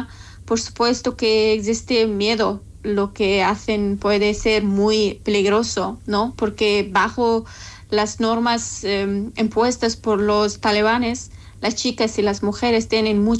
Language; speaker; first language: Spanish; non-native, learner; Persian